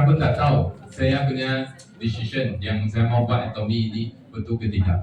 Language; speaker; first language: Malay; non-native, local second language; Chinese